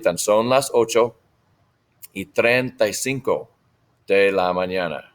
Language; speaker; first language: Spanish; non-native, fluent; English